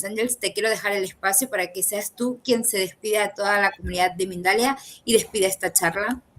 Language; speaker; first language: Spanish; native; Spanish